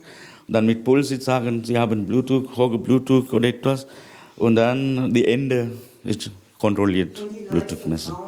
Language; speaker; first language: German; non-native, learner; Sinhala